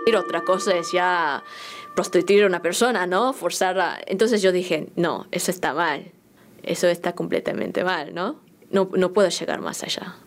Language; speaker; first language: Spanish; early bilingual, other home language; Korean